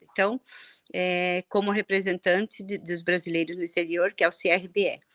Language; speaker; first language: Portuguese; early bilingual, heritage; Portuguese